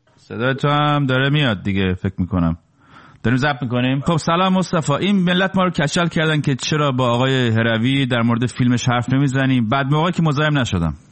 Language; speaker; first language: Persian; native; Persian